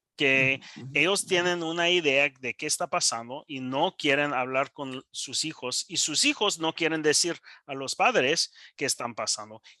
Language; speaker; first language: Spanish; non-native, learner; English